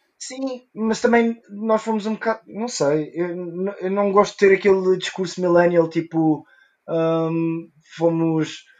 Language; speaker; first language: Portuguese; early bilingual, heritage; Portuguese